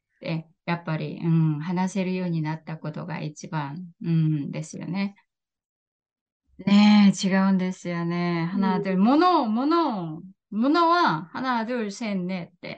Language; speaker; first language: Japanese; non-native, fluent; Korean